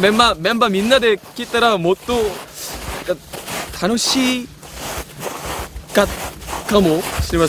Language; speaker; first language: Japanese; non-native, fluent; Korean